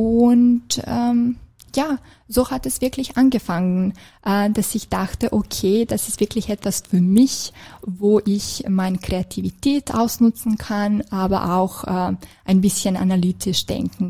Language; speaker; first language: German; non-native, fluent; Serbian